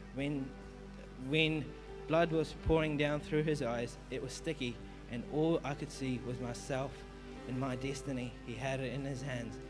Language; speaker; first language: English; native; English